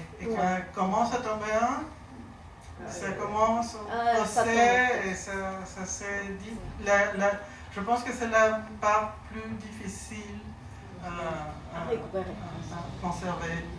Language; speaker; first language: French; non-native, learner; Spanish